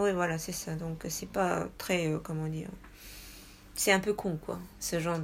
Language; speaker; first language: French; non-native, fluent; Japanese